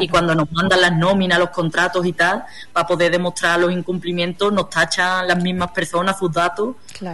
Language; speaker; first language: Spanish; native; Spanish